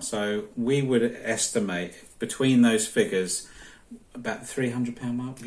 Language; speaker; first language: English; native; English